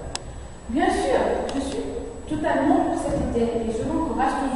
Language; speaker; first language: French; non-native, fluent; Arabic